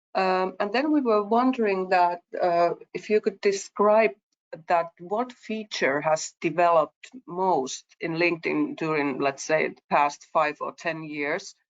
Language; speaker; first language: English; non-native, fluent; Finnish